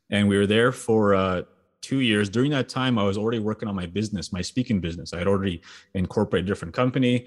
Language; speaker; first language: English; native; English